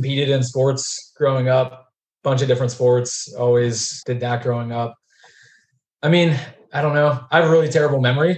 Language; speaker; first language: English; native; English